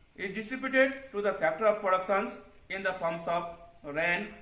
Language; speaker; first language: English; non-native, local second language; Nepali